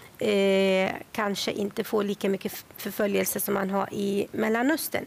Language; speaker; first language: Swedish; non-native, fluent; Kurdish